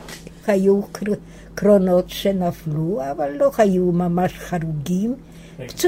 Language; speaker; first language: Hebrew; non-native, fluent; Yiddish